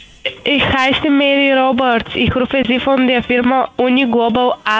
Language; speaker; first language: German; non-native, learner; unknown